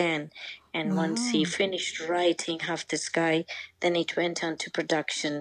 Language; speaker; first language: English; non-native, local second language; Bangla